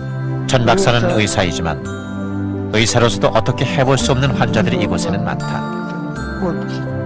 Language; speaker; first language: Korean; native; Korean